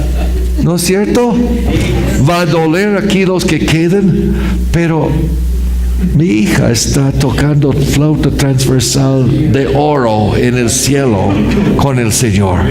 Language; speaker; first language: Spanish; non-native, fluent; English